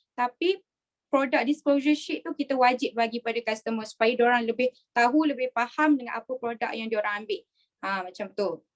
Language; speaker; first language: Malay; native; Malay